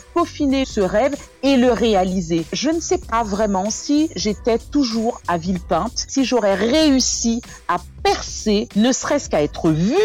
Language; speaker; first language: French; native; French